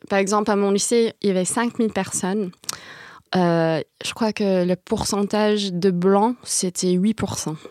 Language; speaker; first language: French; non-native, fluent; English